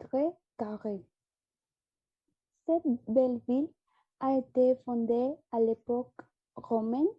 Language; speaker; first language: French; non-native, learner; Spanish